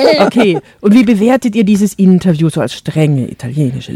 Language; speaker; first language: German; native; German